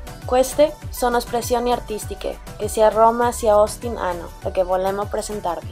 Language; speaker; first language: Italian; non-native, learner; English